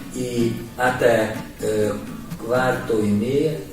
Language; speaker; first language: Portuguese; non-native, learner; Hungarian